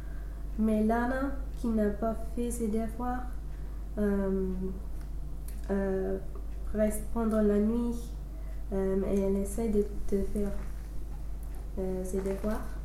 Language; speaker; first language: French; non-native, fluent; English